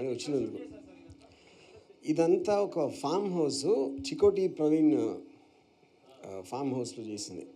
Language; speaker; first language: Telugu; native; Telugu